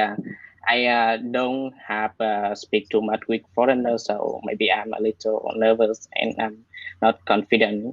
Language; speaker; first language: English; non-native, learner; Vietnamese